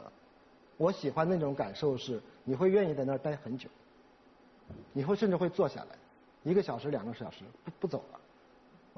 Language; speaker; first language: Chinese; native; Chinese